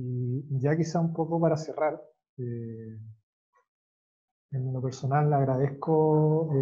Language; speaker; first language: Spanish; native; Spanish